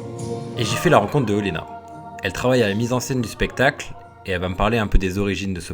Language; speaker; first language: French; native; French